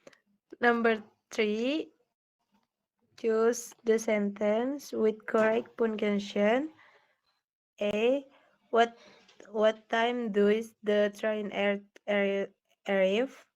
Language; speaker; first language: English; non-native, learner; Indonesian